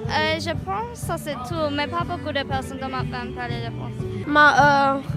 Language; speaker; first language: French; non-native, learner; English